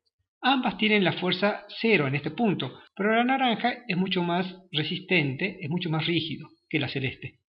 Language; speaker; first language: Spanish; native; Spanish